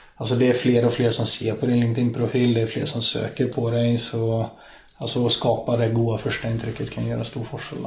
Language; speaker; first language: Swedish; native; Swedish